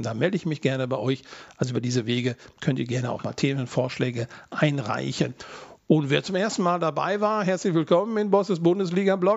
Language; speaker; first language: German; native; German